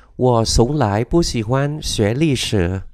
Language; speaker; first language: Chinese; non-native, fluent; Vietnamese